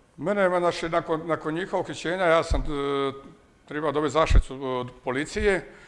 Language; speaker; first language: Croatian; native; Croatian